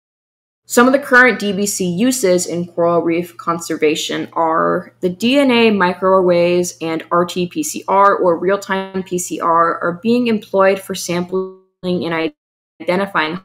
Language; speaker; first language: English; native; English